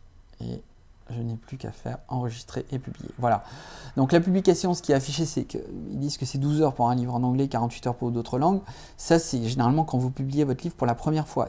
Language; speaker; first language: French; native; French